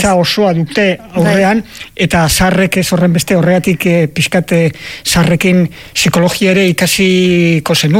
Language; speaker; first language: Basque; native; Basque